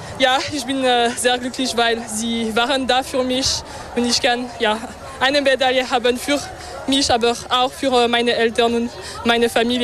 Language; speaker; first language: German; non-native, local second language; French